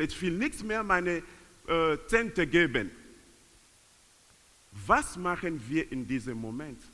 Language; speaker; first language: German; non-native, learner; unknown